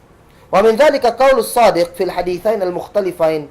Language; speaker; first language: Arabic; non-native, fluent; Cebuano